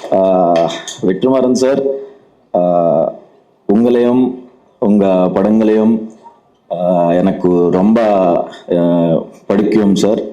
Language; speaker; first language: Tamil; non-native, learner; Telugu